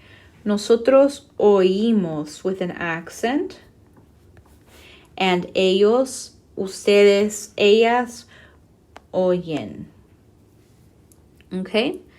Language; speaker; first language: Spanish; non-native, fluent; English